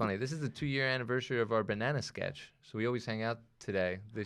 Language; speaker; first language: English; native; English